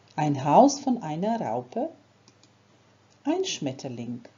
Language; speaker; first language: German; non-native, fluent; Croatian